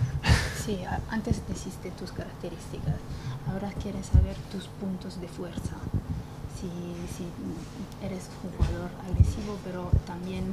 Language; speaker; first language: Spanish; non-native, fluent; Italian